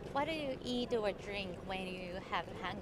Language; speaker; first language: English; non-native, learner; Japanese